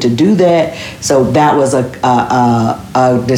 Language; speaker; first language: English; native; English